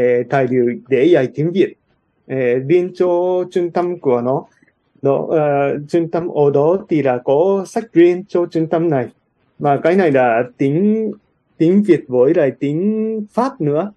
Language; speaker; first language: Vietnamese; non-native, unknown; Japanese